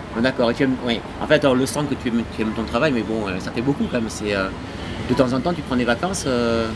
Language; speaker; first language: French; native; French